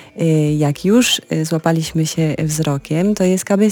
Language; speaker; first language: Polish; non-native, fluent; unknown